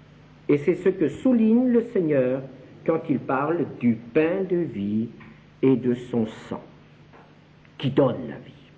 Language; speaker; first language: French; native; French